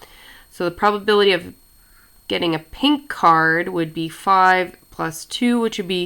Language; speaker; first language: English; native; English